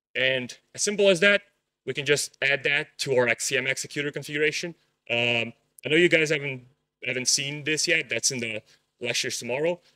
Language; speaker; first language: English; non-native, fluent; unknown